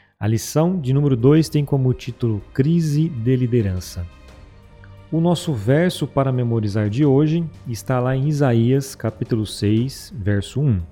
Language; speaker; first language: Portuguese; native; Portuguese